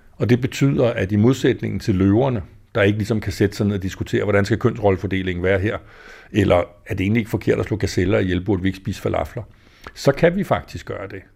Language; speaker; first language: Danish; native; Danish